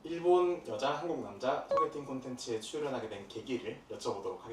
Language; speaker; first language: Korean; native; Korean